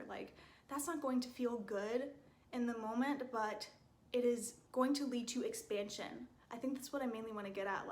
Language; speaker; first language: English; native; English